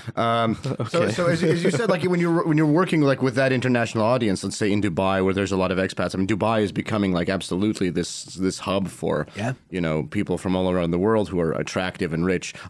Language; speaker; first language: English; early bilingual, heritage; Arabic